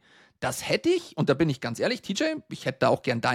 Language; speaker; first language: German; native; German